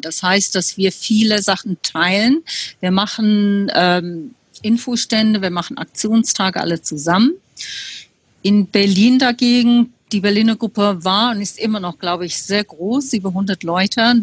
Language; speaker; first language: German; non-native, fluent; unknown